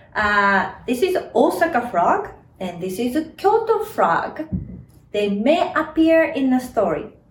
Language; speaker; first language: English; non-native, fluent; Japanese